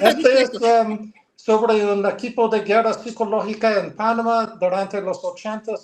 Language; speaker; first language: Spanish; non-native, learner; English